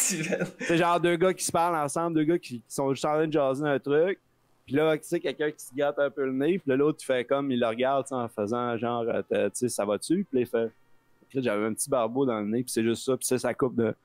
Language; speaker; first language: French; native; French